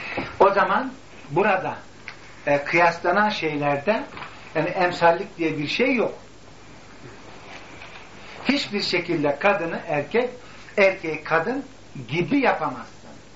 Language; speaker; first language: Turkish; native; Turkish